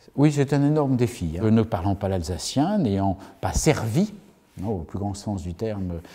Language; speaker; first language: French; native; French